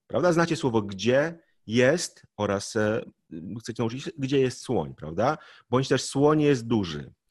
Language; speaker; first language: Polish; native; Polish